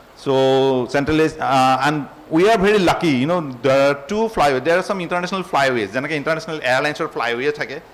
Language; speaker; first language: English; non-native, local second language; Assamese